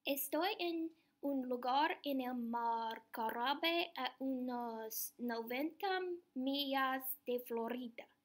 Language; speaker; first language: Spanish; non-native, learner; English